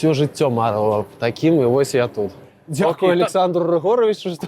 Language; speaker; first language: Belarusian; non-native, local second language; Russian